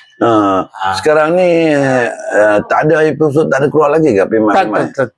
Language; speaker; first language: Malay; non-native, local second language; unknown